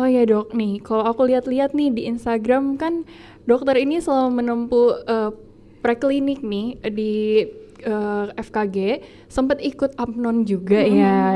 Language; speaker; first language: Indonesian; native; Indonesian